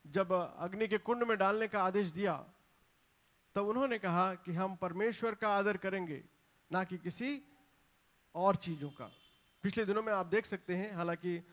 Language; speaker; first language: Hindi; non-native, local second language; Telugu